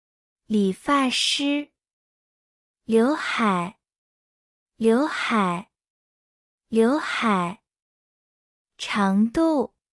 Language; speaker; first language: Chinese; native; Chinese